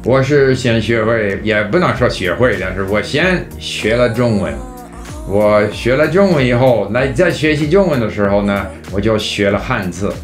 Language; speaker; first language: Chinese; non-native, fluent; English